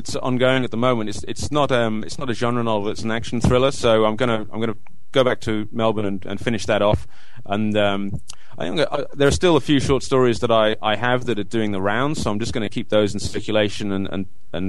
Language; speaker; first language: English; native; English